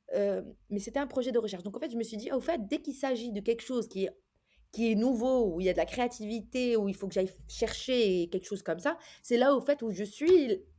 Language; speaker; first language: French; early bilingual, other home language; Arabic